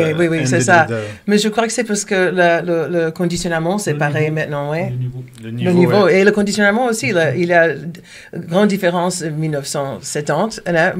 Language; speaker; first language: French; non-native, learner; Portuguese